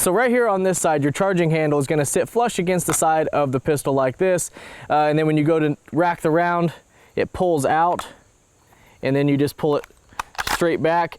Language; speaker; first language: English; native; English